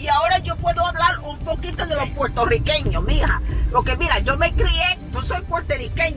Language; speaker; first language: Spanish; early bilingual, heritage; Spanish